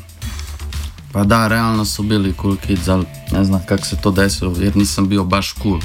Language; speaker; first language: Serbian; early bilingual, heritage; Croatian